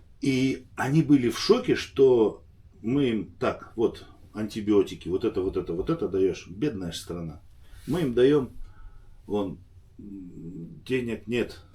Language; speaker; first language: Russian; native; Russian